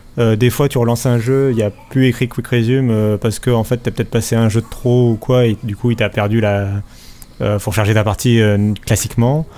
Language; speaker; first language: French; native; French